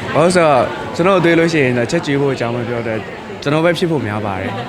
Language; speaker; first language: Burmese; native; Burmese